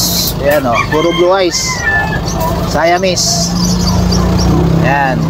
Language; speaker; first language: Filipino; native; Filipino